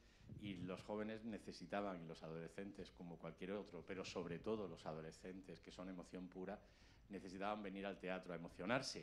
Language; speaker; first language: Spanish; native; Spanish